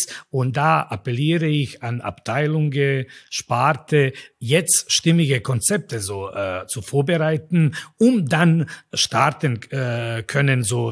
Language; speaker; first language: German; non-native, fluent; Croatian